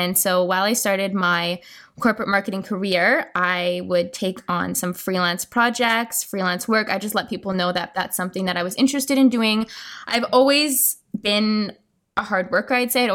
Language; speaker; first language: English; native; English